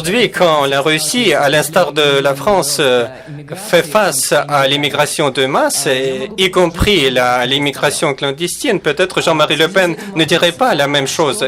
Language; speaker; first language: French; non-native, fluent; Russian